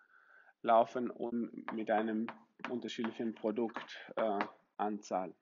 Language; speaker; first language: German; non-native, fluent; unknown